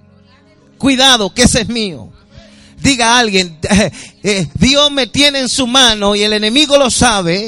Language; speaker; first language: Spanish; native; Spanish